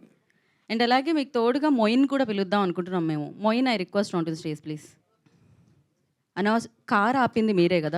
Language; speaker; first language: Telugu; native; Telugu